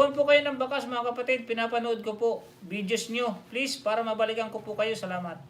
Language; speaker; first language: Filipino; non-native, local second language; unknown